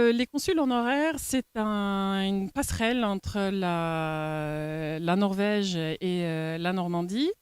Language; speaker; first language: French; non-native, fluent; Norwegian